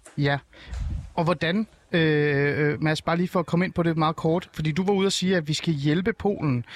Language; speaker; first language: Danish; early bilingual, other home language; Persian